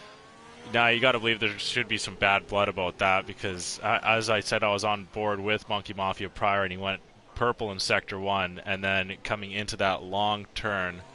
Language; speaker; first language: English; native; English